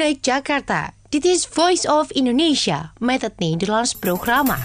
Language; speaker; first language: Dutch; non-native, fluent; Indonesian